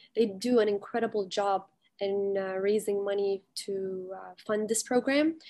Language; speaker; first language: English; early bilingual, heritage; Arabic